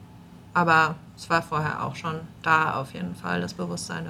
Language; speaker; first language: German; native; German